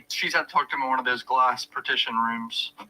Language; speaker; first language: English; native; English